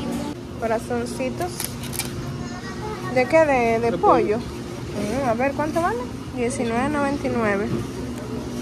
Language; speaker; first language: Spanish; native; Spanish